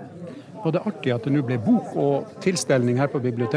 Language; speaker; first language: Norwegian; native; Norwegian